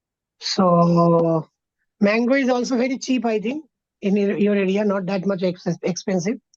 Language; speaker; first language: English; non-native, fluent; Bangla